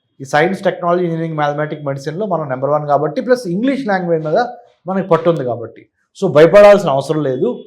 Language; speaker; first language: Telugu; native; Telugu